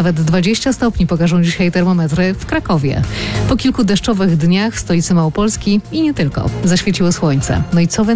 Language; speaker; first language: Polish; native; Polish